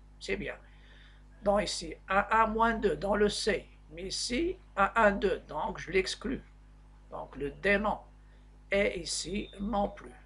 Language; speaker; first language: French; non-native, local second language; Arabic